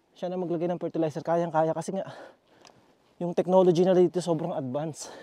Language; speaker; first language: Filipino; native; Filipino